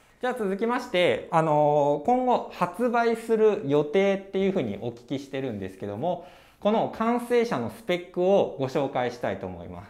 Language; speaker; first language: Japanese; native; Japanese